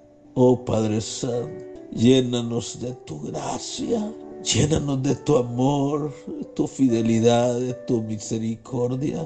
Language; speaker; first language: Spanish; native; Spanish